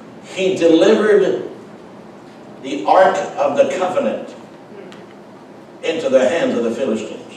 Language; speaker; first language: English; native; English